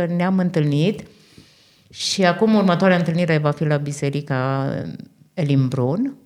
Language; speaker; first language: Romanian; native; Romanian